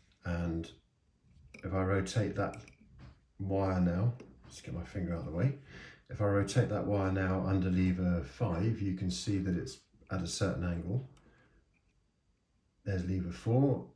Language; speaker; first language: English; native; English